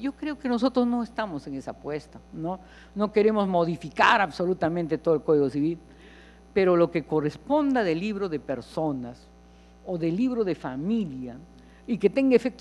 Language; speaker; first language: Spanish; native; Spanish